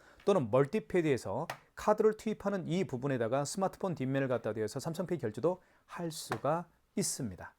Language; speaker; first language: Korean; native; Korean